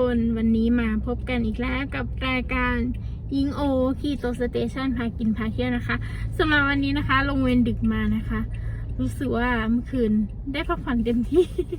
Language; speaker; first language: Thai; native; Thai